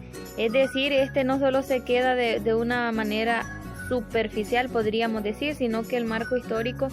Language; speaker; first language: Spanish; native; Spanish